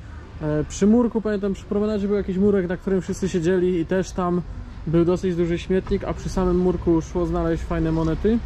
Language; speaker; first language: Polish; native; Polish